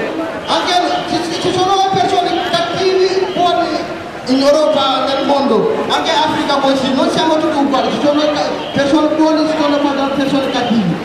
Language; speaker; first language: Italian; non-native, learner; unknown